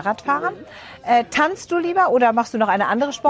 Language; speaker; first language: German; native; German